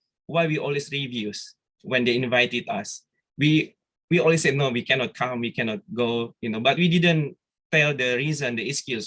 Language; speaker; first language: English; non-native, fluent; Indonesian